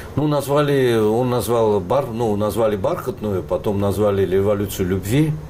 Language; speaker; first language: Russian; non-native, local second language; Armenian